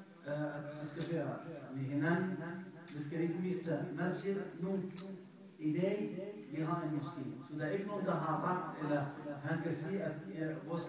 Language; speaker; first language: Danish; non-native, fluent; Arabic